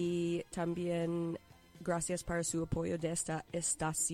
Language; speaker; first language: Spanish; non-native, learner; English